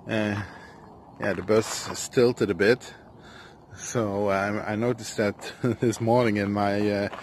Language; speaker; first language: English; non-native, fluent; Dutch